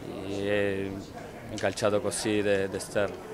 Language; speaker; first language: Italian; non-native, fluent; Spanish